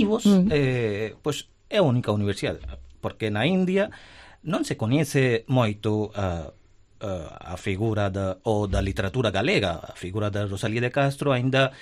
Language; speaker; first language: Galician; non-native, fluent; Hindi